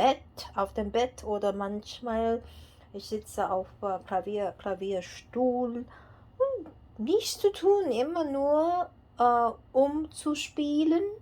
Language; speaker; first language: German; non-native, learner; English